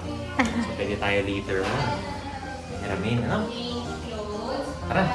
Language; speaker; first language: Filipino; native; Filipino